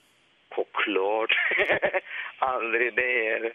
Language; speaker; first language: Swedish; non-native, fluent; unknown